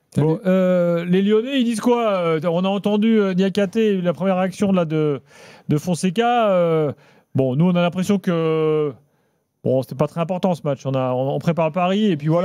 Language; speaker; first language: French; native; French